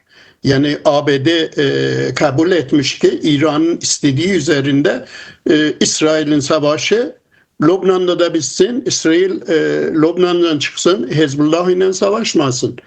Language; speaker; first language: Turkish; non-native, fluent; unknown